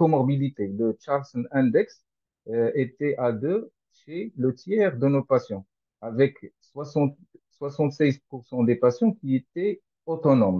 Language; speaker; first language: French; non-native, local second language; Arabic